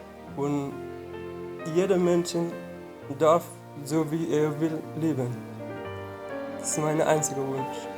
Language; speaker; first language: German; non-native, learner; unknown